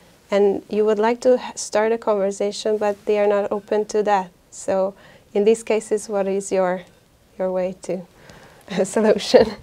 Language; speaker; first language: English; non-native, fluent; Hungarian